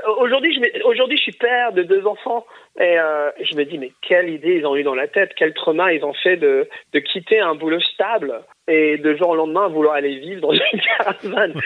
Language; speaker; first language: French; early bilingual, other home language; English